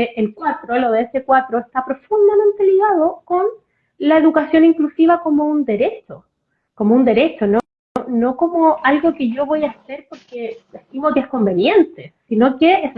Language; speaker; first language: Spanish; native; Spanish